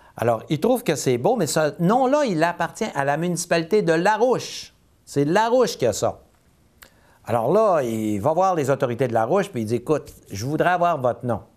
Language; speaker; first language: French; native; French